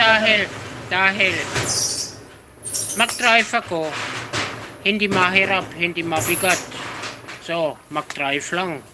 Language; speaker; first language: Filipino; non-native, learner; German